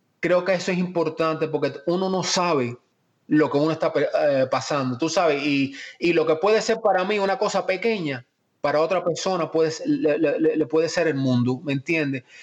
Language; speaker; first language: Spanish; early bilingual, heritage; Spanish